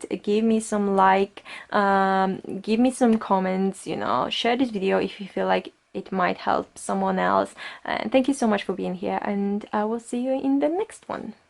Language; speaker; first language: English; non-native, fluent; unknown